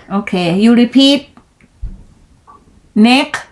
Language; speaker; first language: English; non-native, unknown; Thai